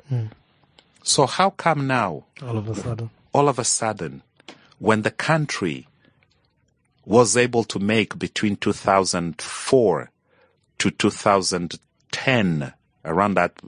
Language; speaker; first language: English; non-native, fluent; Portuguese